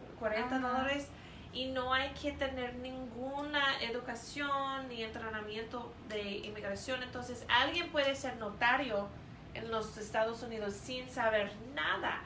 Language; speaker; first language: Spanish; non-native, fluent; English